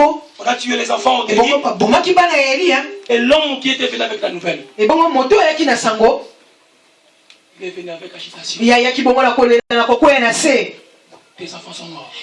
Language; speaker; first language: French; non-native, local second language; Lingala